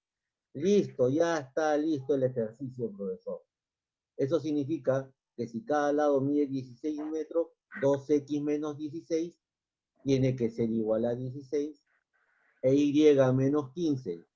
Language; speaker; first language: Spanish; native; Spanish